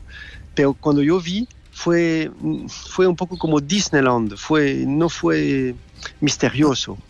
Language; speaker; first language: Spanish; non-native, fluent; French